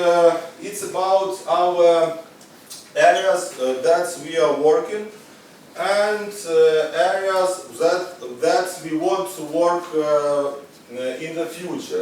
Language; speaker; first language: English; non-native, learner; Ukrainian